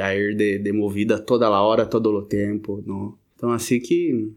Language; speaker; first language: Portuguese; native; Portuguese